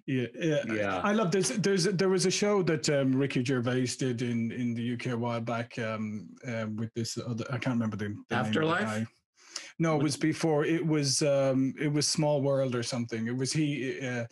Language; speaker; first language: English; native; English